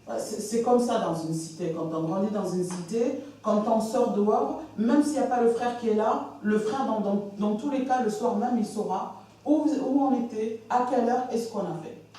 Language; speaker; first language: French; early bilingual, other home language; Arabic